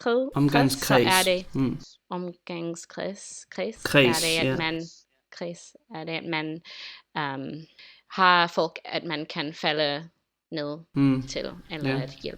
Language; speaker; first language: Danish; non-native, learner; English